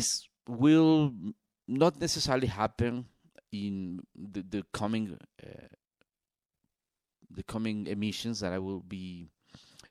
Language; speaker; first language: English; non-native, fluent; Spanish